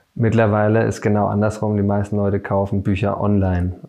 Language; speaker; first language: German; native; German